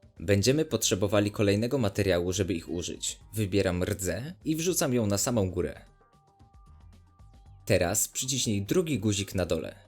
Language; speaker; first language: Polish; native; Polish